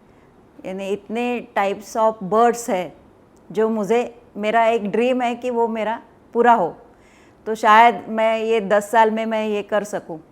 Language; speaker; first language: Hindi; non-native, local second language; Marathi